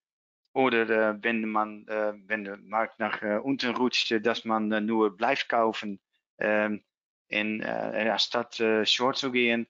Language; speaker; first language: German; non-native, learner; Dutch